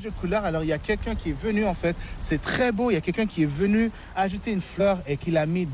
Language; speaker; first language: French; native; French